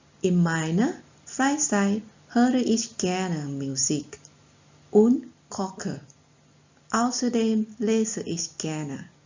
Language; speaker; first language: German; non-native, learner; Thai